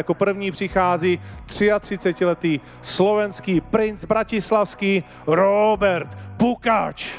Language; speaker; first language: Czech; native; Czech